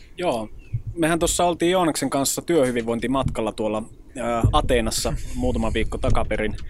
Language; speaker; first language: Finnish; early bilingual, other home language; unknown